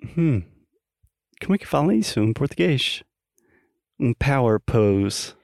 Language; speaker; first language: Portuguese; non-native, fluent; English